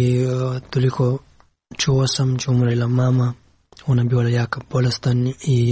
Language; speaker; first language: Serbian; non-native, learner; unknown